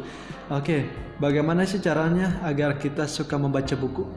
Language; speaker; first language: Indonesian; native; Indonesian